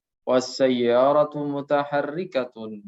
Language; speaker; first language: Arabic; non-native, fluent; Indonesian